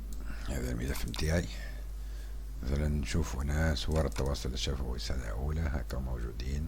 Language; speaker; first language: Arabic; native; Arabic